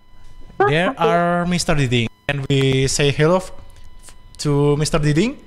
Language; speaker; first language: English; non-native, fluent; Indonesian